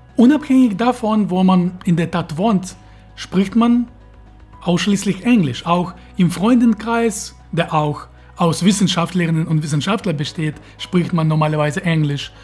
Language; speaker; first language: German; non-native, fluent; Russian